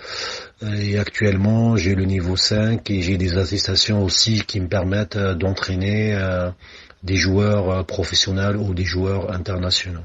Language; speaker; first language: French; non-native, local second language; Arabic